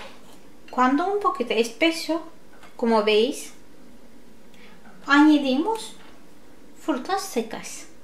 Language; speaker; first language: Spanish; non-native, learner; Turkish